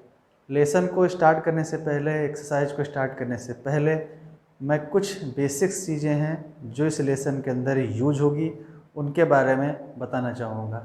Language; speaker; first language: Hindi; native; Hindi